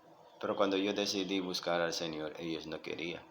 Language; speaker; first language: Spanish; non-native, local second language; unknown